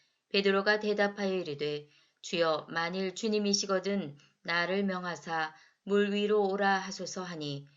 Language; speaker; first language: Korean; native; Korean